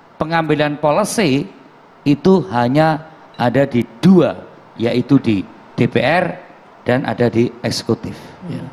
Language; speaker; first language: Indonesian; native; Indonesian